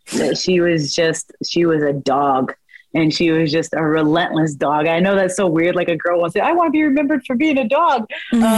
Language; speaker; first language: English; native; English